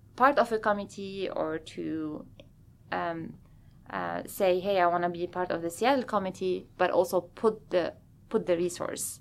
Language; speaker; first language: English; non-native, fluent; Arabic